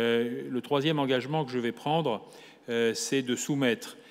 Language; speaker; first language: French; native; French